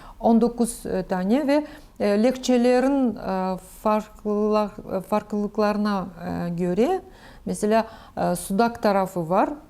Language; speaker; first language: Turkish; non-native, learner; Crimean Tatar